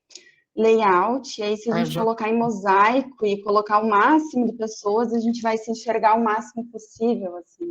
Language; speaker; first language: Portuguese; native; Portuguese